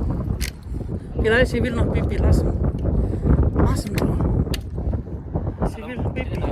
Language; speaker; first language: German; non-native, learner; Indonesian